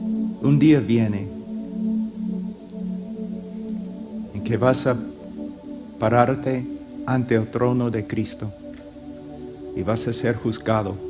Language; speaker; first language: Spanish; non-native, fluent; English